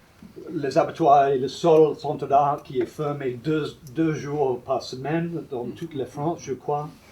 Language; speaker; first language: French; non-native, fluent; English